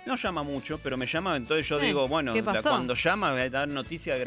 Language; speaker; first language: Spanish; native; Spanish